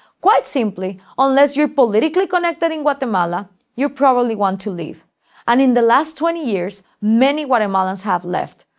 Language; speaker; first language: English; non-native, fluent; Spanish